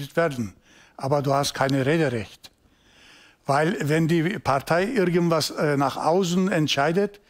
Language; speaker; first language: German; non-native, learner; Turkish